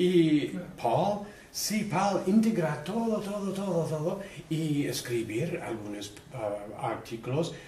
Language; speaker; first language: Spanish; non-native, learner; English